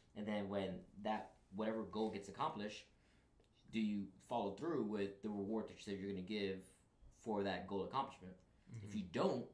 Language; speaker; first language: English; native; English